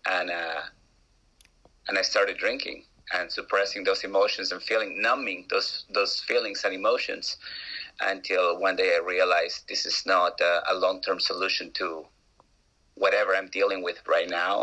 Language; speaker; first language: English; non-native, fluent; Spanish